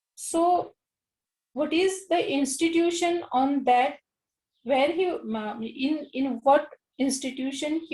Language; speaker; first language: English; non-native, local second language; Marathi